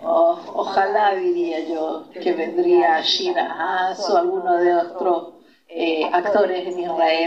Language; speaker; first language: Spanish; non-native, fluent; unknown